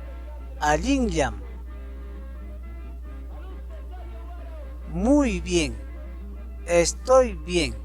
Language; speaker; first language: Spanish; non-native, local second language; Quechua